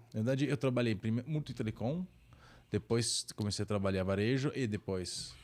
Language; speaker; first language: Portuguese; non-native, fluent; Italian